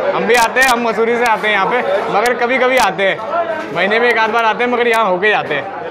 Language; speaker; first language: Hindi; native; Hindi